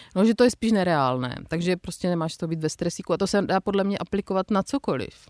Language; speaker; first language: Czech; native; Czech